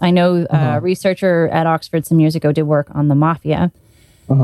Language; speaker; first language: English; native; English